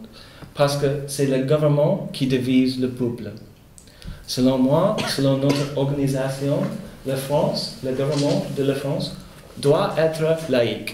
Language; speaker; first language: French; non-native, fluent; Spanish